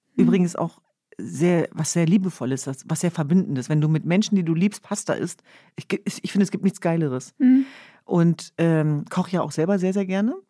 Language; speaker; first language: German; early bilingual, other home language; Kurdish